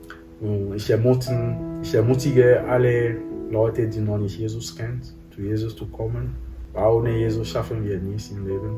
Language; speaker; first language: German; non-native, fluent; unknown